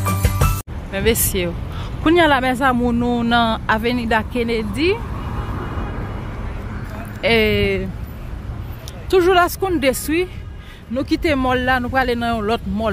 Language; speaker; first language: French; non-native, local second language; Haitian Creole